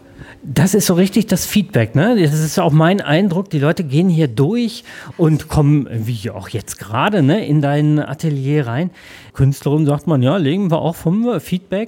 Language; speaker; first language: German; native; German